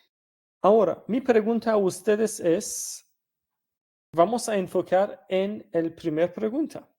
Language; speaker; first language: Spanish; non-native, fluent; Persian